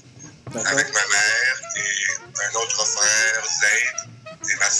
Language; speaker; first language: French; early bilingual, other home language; English